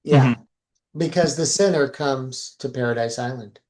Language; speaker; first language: English; native; English